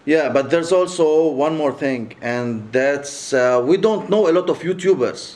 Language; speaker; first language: English; non-native, local second language; Arabic